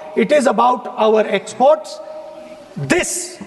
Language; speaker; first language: English; non-native, local second language; Hindi